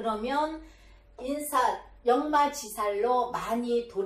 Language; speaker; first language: Korean; native; Korean